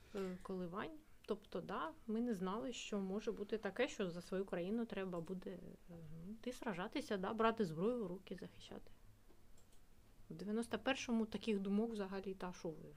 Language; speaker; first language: Ukrainian; non-native, local second language; Russian